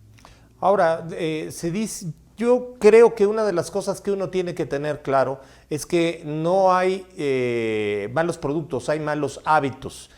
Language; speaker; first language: Spanish; native; Spanish